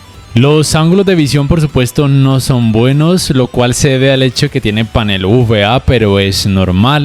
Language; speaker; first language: Spanish; native; Spanish